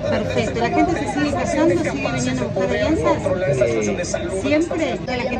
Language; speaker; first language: Spanish; native; Spanish